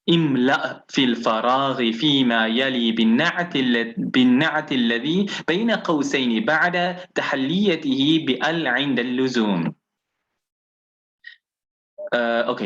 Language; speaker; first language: Arabic; non-native, fluent; English